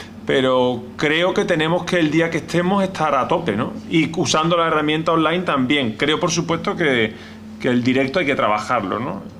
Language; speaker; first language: Spanish; native; Spanish